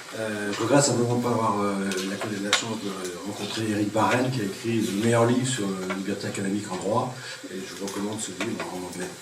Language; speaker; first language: French; native; French